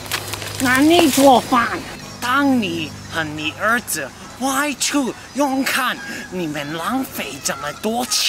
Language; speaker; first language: Chinese; non-native, learner; English